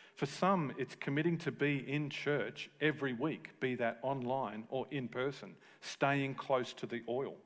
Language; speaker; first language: English; native; English